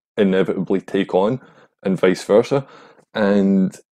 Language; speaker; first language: English; native; English